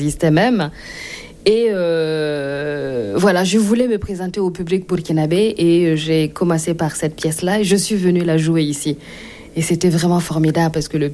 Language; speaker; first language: French; non-native, local second language; Mossi